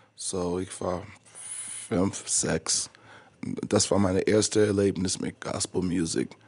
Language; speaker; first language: German; non-native, fluent; English